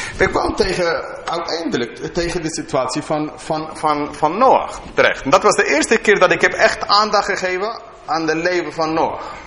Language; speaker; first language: Dutch; non-native, fluent; English